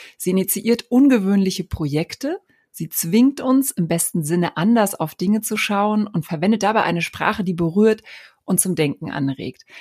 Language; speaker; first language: German; native; German